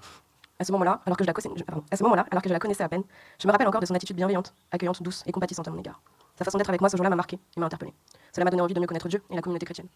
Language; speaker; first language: French; native; French